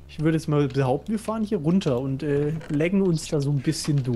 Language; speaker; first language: German; native; German